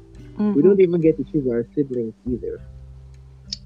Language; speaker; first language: English; non-native, local second language; Yoruba